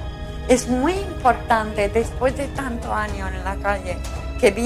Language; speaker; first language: Spanish; non-native, learner; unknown